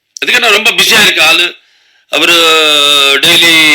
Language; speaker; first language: Tamil; non-native, local second language; Telugu